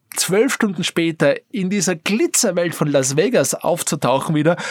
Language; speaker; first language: German; native; German